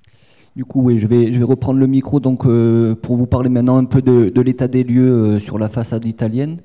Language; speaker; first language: French; native; French